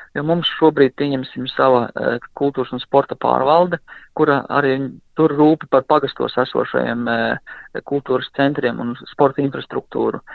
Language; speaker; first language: Latvian; native; Latvian